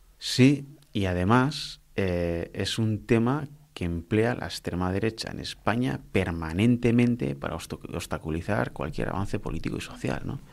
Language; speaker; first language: Spanish; non-native, local second language; Basque